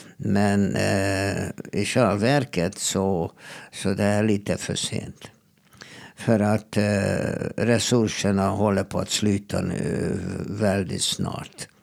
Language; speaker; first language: Swedish; non-native, fluent; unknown